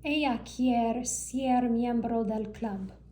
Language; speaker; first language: Spanish; non-native, learner; English